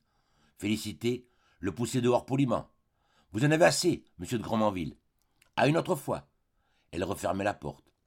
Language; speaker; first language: French; native; French